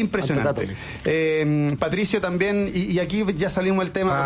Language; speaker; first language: Spanish; native; Spanish